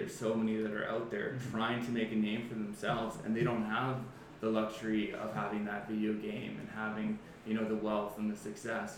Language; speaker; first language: English; native; English